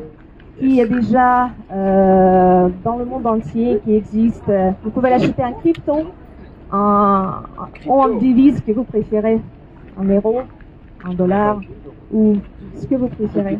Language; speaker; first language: French; non-native, fluent; Russian